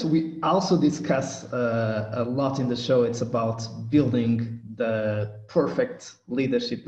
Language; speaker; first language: English; non-native, fluent; Portuguese